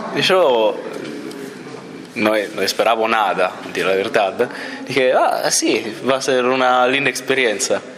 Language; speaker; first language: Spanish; non-native, learner; Italian